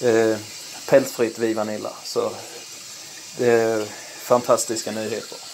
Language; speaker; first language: Swedish; native; Swedish